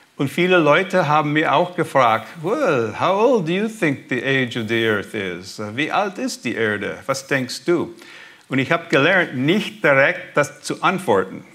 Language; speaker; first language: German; early bilingual, heritage; German